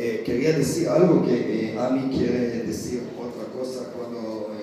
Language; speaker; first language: Spanish; non-native, learner; Hebrew